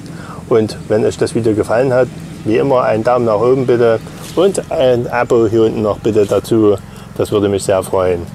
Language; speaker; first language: German; native; German